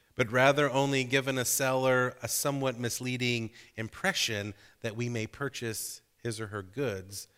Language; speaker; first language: English; native; English